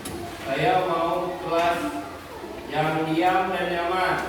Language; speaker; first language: Indonesian; native; Indonesian